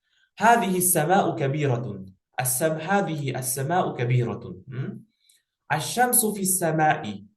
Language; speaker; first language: Arabic; non-native, fluent; Uzbek